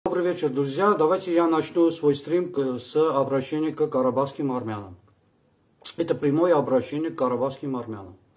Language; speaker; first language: Russian; non-native, local second language; Armenian